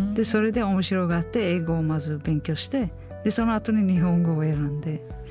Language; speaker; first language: Japanese; non-native, fluent; Uzbek